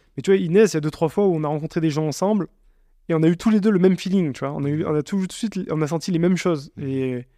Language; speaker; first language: French; native; French